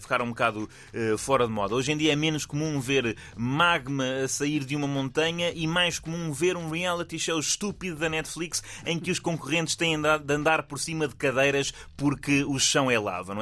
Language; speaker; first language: Portuguese; native; Portuguese